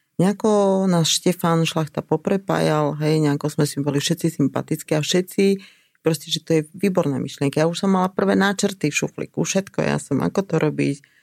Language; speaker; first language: Slovak; native; Slovak